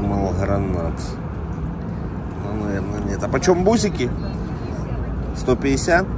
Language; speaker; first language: Russian; native; Russian